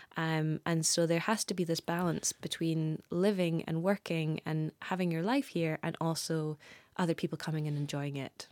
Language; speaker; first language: English; native; English